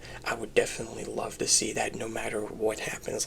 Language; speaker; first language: English; native; English